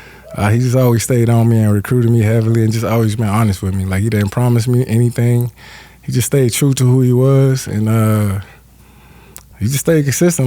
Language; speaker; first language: English; native; English